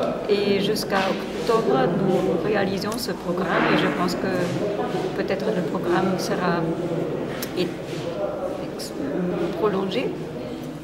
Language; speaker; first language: French; non-native, fluent; Spanish